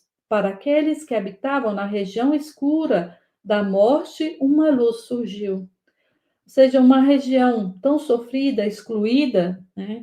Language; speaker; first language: Portuguese; native; Portuguese